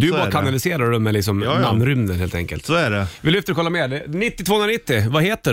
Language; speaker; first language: Swedish; native; Swedish